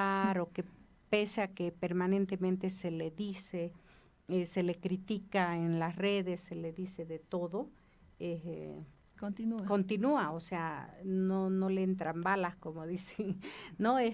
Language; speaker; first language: Spanish; native; Spanish